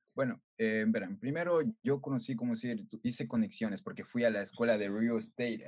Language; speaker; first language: Spanish; native; Spanish